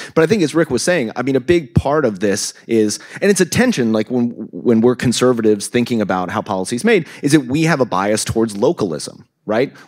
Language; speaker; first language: English; native; English